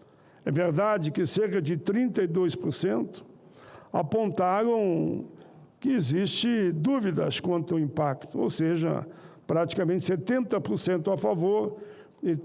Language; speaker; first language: Portuguese; native; Portuguese